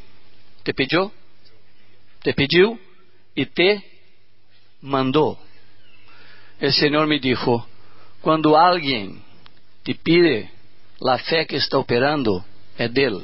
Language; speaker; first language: Spanish; non-native, learner; Portuguese